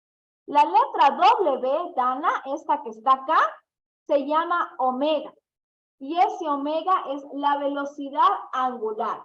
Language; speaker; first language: Spanish; native; Spanish